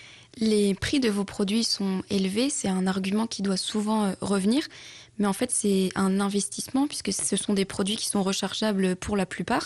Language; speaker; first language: French; native; French